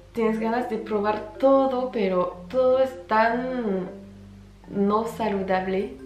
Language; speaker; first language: Spanish; non-native, fluent; French